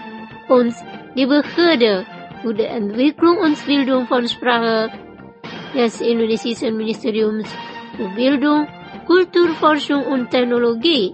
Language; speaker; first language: German; non-native, fluent; Indonesian